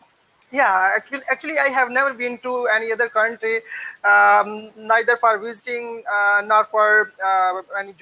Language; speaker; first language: English; non-native, learner; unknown